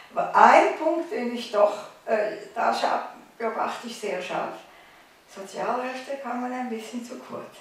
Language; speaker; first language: German; native; German